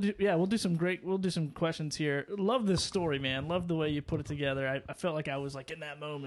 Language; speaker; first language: English; native; English